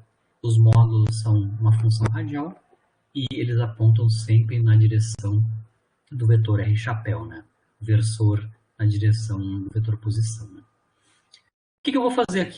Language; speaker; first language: Portuguese; native; Portuguese